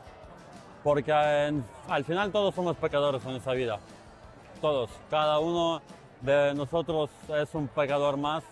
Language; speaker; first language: Spanish; non-native, fluent; Ukrainian